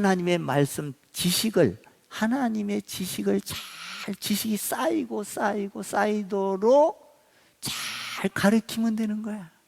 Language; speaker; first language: Korean; native; Korean